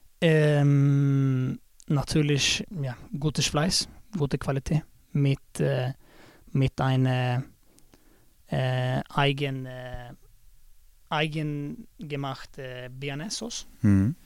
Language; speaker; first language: German; non-native, learner; Swedish